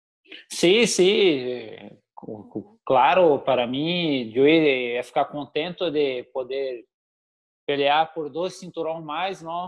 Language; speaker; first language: Spanish; non-native, learner; Portuguese